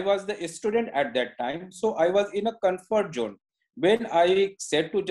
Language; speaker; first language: English; non-native, local second language; Hindi